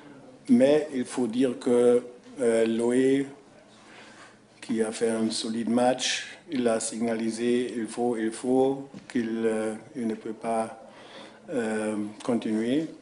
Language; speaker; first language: French; non-native, fluent; German